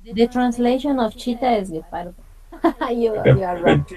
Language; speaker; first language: English; non-native, fluent; Spanish